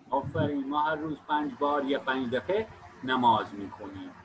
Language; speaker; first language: Persian; non-native, fluent; Urdu